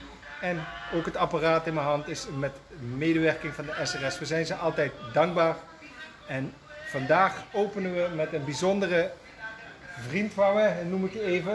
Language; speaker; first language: Dutch; native; Dutch